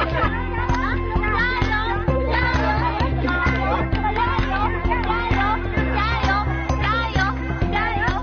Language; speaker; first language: Chinese; native; Chinese